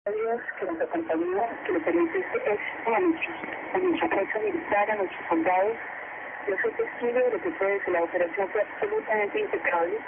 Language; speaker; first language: Spanish; native; Spanish